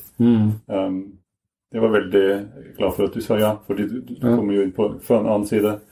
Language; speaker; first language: Norwegian; non-native, fluent; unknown